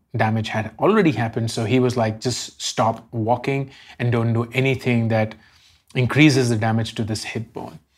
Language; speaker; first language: English; non-native, local second language; Hindi